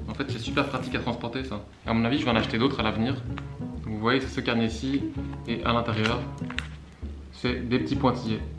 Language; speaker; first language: French; native; French